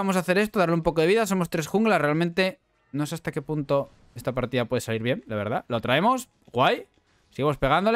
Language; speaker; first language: Spanish; native; Spanish